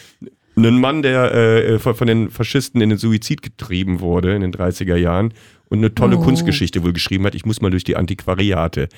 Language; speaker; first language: German; native; German